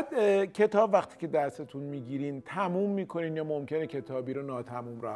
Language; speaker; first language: Persian; native; Persian